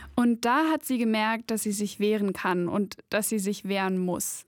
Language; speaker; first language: German; native; German